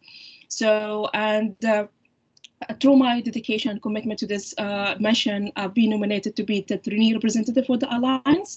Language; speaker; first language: English; non-native, fluent; Arabic